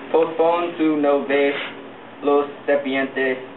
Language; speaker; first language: Spanish; non-native, learner; English